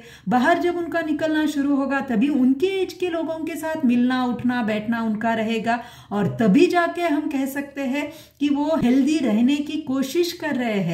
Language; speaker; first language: Hindi; non-native, local second language; Marathi